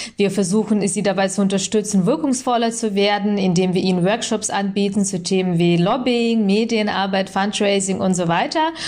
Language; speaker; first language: German; early bilingual, other home language; Russian